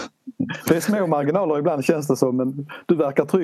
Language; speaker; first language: Swedish; native; Swedish